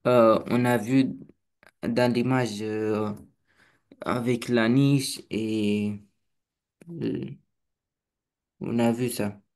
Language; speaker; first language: French; non-native, learner; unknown